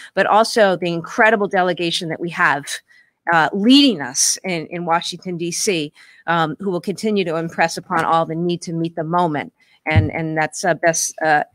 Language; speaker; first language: English; native; English